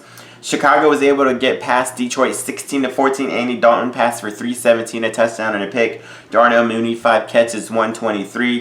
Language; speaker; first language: English; native; English